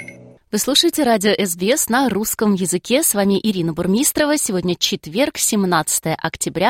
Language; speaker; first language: Russian; native; Russian